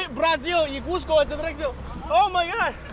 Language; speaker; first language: Spanish; non-native, learner; English